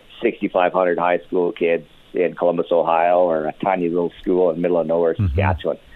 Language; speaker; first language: English; native; English